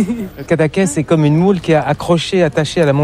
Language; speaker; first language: French; native; French